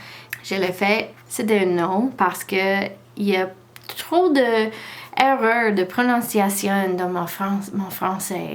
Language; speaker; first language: French; non-native, learner; English